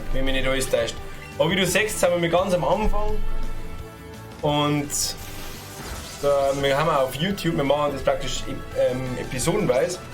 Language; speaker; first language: German; native; German